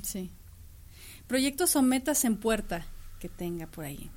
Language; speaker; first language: Spanish; native; Spanish